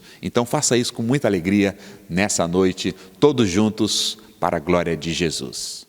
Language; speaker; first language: Portuguese; native; Portuguese